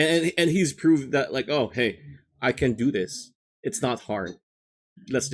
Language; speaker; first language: English; native; English